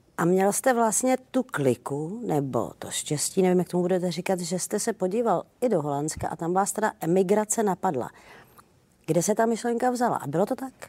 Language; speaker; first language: Czech; native; Czech